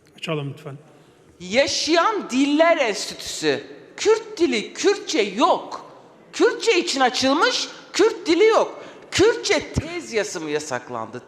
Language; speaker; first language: Turkish; non-native, local second language; Kurdish